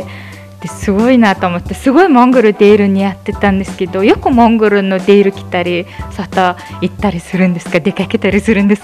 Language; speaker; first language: Japanese; non-native, fluent; Mongolian